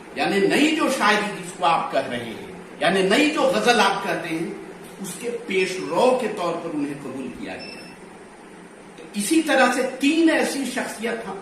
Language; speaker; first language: Urdu; native; Urdu